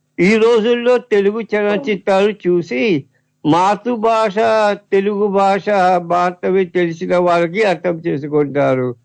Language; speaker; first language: Telugu; early bilingual, heritage; Telugu